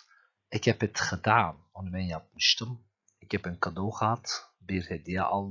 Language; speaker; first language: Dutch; non-native, fluent; Turkish